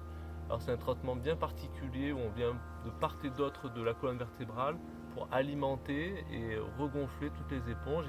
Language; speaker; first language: French; native; French